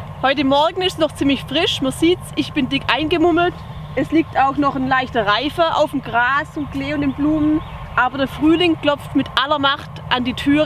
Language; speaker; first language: German; native; German